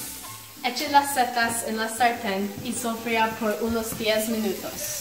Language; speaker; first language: Spanish; non-native, learner; English